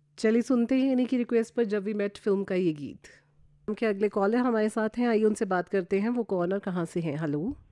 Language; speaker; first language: Hindi; native; Hindi